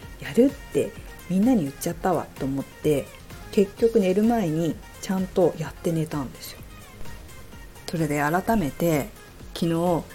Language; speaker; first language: Japanese; native; Japanese